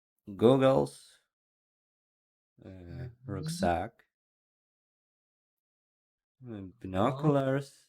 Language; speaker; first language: English; non-native, learner; Ukrainian